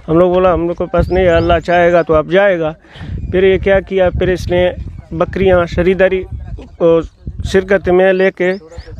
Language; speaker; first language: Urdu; non-native, local second language; Baluchi